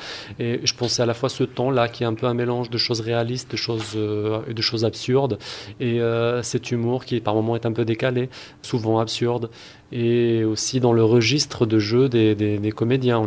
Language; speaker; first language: French; non-native, local second language; Arabic